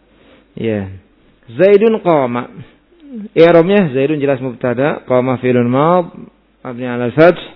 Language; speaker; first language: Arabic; non-native, fluent; Indonesian